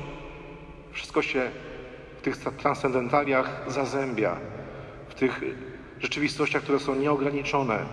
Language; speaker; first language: Polish; native; Polish